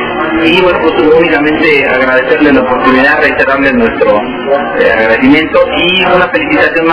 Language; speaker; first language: Spanish; native; Spanish